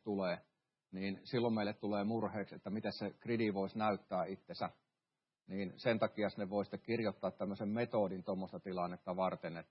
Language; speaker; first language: Finnish; native; Finnish